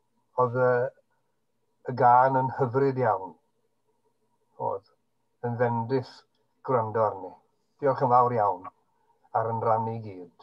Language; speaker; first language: Welsh; native; Welsh